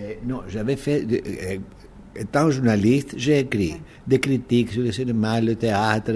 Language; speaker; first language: French; non-native, fluent; Greek